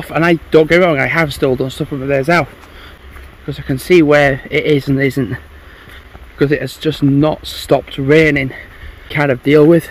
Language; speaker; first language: English; native; English